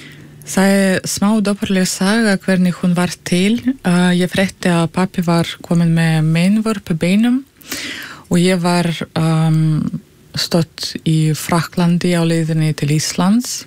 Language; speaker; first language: Icelandic; early bilingual, other home language; Russian